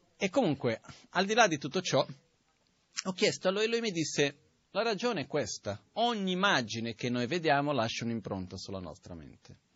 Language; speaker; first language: Italian; non-native, fluent; Portuguese